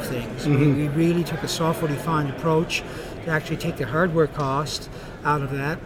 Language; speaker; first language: English; native; English